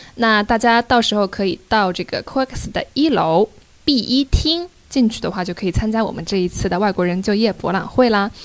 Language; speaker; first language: Chinese; native; Chinese